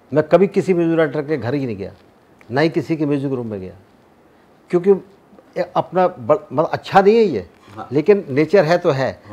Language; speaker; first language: Hindi; native; Hindi